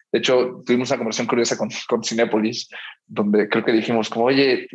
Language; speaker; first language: Spanish; early bilingual, heritage; Spanish